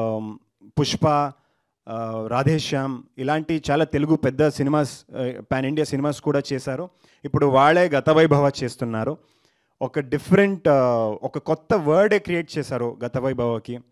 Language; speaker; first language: Telugu; non-native, learner; Kannada